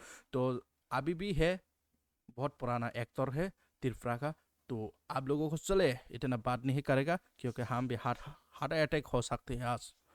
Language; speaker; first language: Hindi; non-native, local second language; Kok Borok